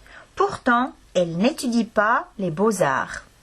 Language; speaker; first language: French; non-native, fluent; Estonian